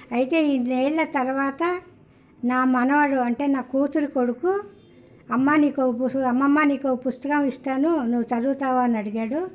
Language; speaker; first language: Telugu; native; Telugu